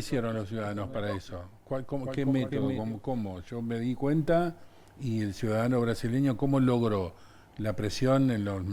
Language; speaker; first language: Spanish; native; Spanish